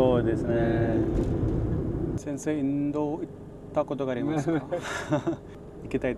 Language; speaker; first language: Japanese; non-native, learner; Hindi